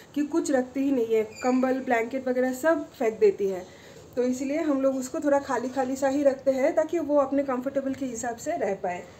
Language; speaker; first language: Hindi; non-native, local second language; Bangla